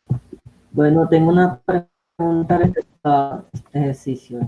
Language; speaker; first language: Spanish; native; Spanish